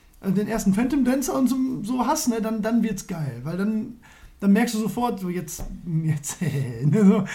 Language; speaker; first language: German; native; German